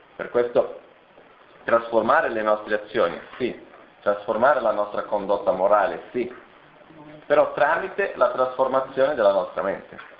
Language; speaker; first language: Italian; non-native, fluent; Portuguese